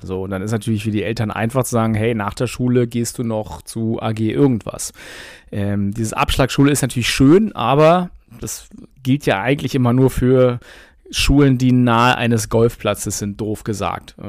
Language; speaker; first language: German; native; German